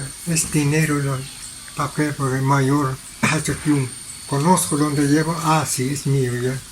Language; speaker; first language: Spanish; non-native, local second language; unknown